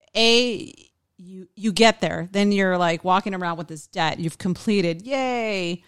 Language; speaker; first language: English; early bilingual, other home language; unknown